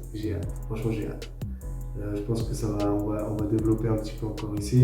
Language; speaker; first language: French; native; French